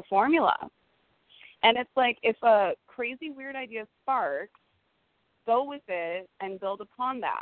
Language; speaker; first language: English; native; English